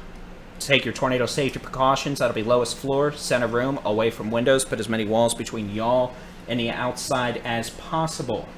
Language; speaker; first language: English; native; English